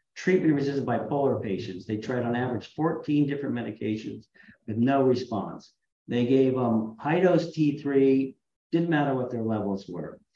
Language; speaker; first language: English; native; English